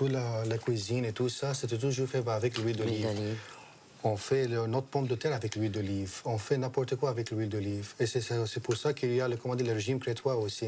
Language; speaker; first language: French; non-native, fluent; Greek